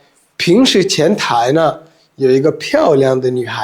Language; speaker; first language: Chinese; non-native, fluent; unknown